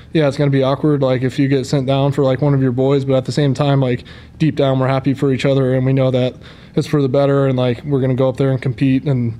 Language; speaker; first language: English; native; English